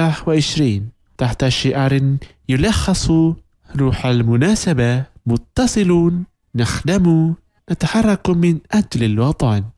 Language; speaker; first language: Arabic; non-native, fluent; Indonesian